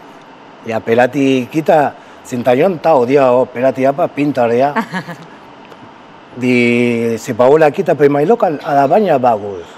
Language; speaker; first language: Indonesian; non-native, fluent; Spanish